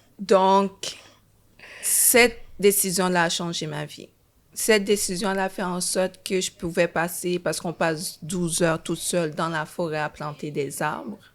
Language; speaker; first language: French; early bilingual, other home language; Haitian Creole